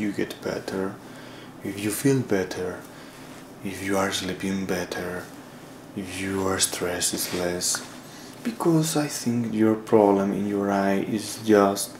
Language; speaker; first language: English; non-native, learner; Spanish